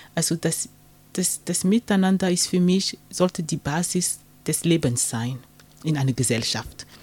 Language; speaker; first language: German; non-native, fluent; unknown